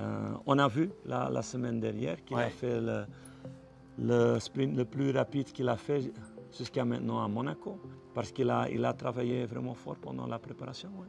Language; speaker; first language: French; non-native, fluent; Dutch